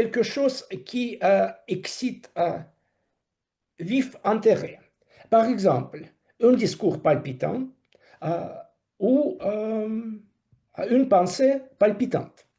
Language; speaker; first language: French; non-native, fluent; Russian